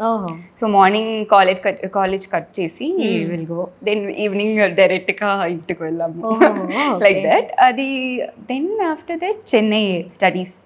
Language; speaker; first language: Telugu; non-native, learner; Tamil